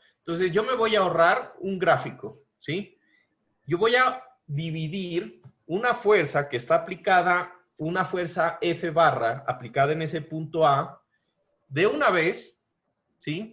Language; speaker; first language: Spanish; native; Spanish